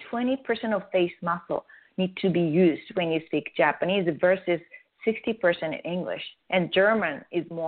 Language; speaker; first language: English; non-native, fluent; Japanese